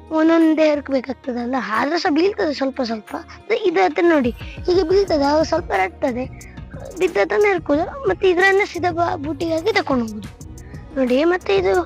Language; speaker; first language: Kannada; non-native, local second language; Tulu